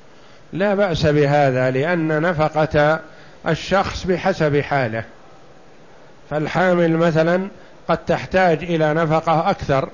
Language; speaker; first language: Arabic; native; Arabic